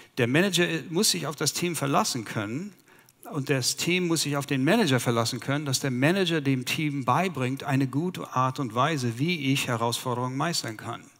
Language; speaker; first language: German; non-native, fluent; English